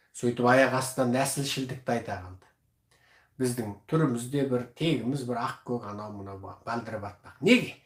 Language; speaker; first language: Kazakh; early bilingual, heritage; Kazakh